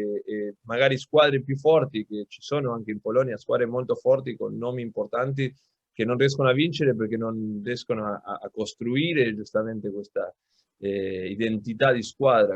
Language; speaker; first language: Italian; non-native, local second language; Spanish